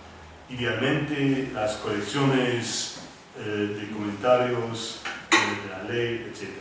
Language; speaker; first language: Spanish; non-native, fluent; English